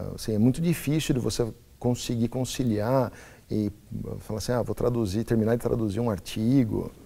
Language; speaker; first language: Portuguese; native; Portuguese